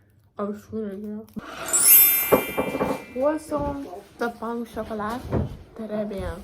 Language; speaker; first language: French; non-native, learner; Lithuanian